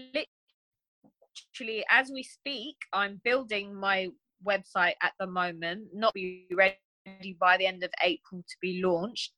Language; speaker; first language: English; native; English